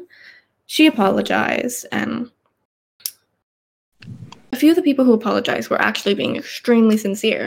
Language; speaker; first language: English; native; English